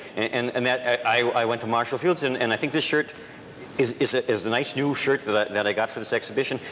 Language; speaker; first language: English; native; English